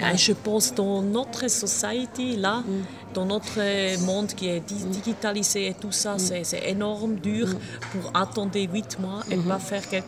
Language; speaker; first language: French; non-native, local second language; German